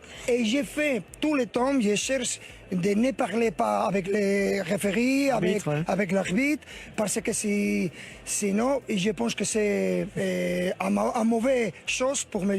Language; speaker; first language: French; non-native, learner; Spanish